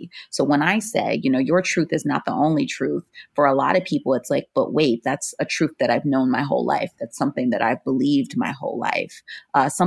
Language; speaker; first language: English; native; English